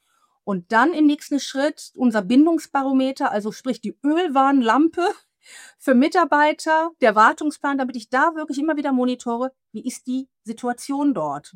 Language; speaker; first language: German; native; German